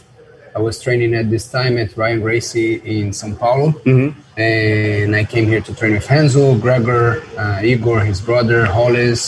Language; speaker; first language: English; non-native, fluent; Portuguese